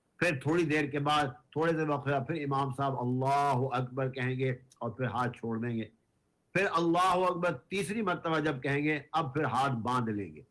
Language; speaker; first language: Urdu; native; Urdu